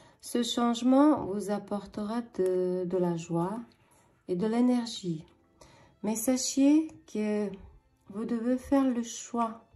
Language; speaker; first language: French; non-native, fluent; Ukrainian